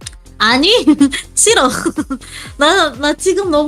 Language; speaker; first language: Korean; non-native, learner; Indonesian